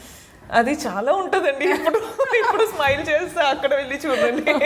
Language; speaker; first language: Telugu; non-native, learner; Marathi